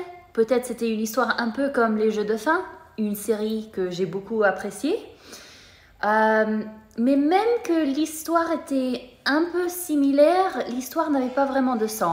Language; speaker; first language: French; non-native, fluent; English